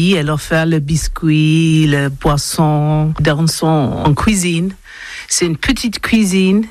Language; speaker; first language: French; non-native, learner; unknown